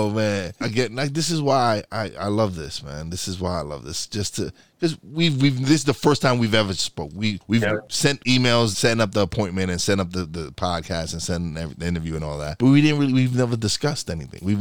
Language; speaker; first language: English; early bilingual, other home language; Spanish